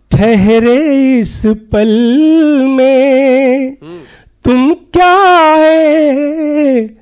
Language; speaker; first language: Hindi; native; Hindi